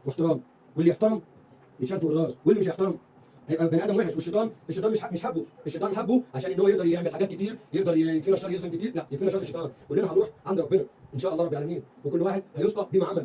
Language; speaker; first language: Arabic; native; Arabic